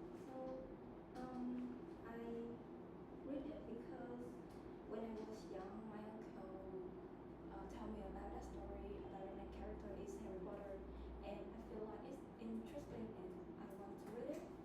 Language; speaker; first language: English; non-native, learner; Vietnamese